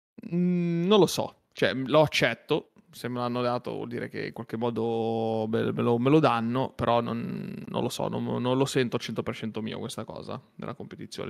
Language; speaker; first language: Italian; native; Italian